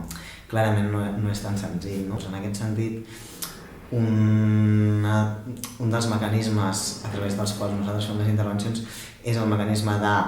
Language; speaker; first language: Catalan; native; Catalan